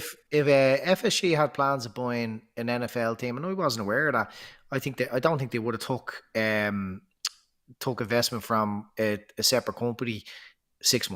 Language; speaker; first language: English; native; English